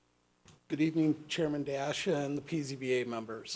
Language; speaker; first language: English; native; English